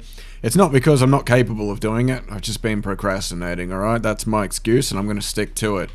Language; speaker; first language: English; native; English